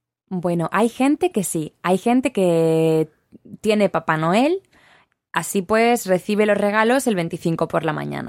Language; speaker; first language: Spanish; non-native, local second language; Catalan